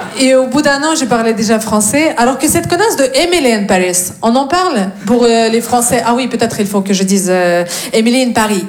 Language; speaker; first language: French; non-native, fluent; Russian